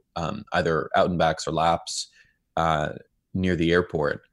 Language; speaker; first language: English; non-native, fluent; Hebrew